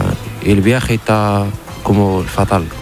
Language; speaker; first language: Spanish; non-native, learner; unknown